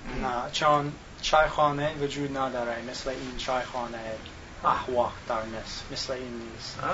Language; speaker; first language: Tajik; non-native, learner; English